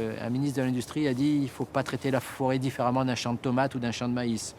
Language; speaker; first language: French; native; French